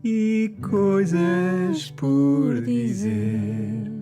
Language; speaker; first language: Portuguese; non-native, fluent; English